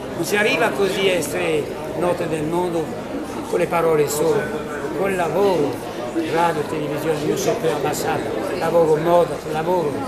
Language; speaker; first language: Italian; early bilingual, heritage; Italian